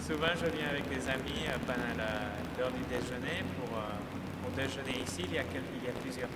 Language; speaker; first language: French; non-native, fluent; Spanish